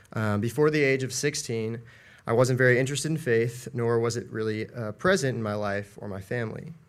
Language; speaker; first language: English; native; English